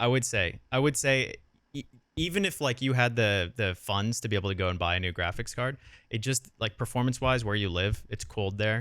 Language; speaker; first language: English; native; English